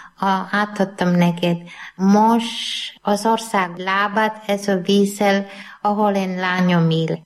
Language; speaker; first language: Hungarian; non-native, learner; Malayalam